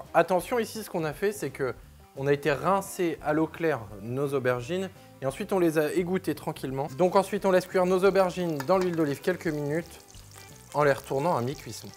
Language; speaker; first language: French; native; French